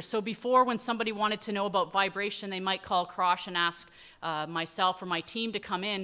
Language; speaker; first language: English; native; English